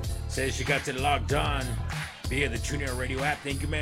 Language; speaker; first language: English; early bilingual, other home language; Spanish